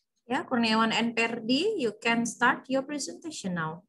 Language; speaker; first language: English; non-native, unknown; Indonesian